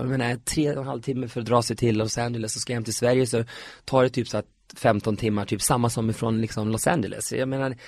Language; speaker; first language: Swedish; native; Swedish